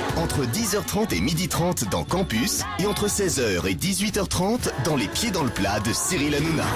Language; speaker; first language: French; native; French